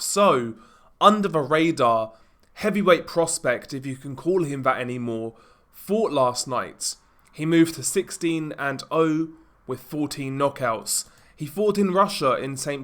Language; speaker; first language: English; native; English